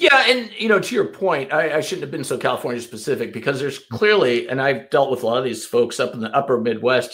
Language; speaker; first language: English; native; English